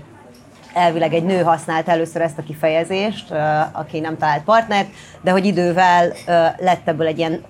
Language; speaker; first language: Hungarian; native; Hungarian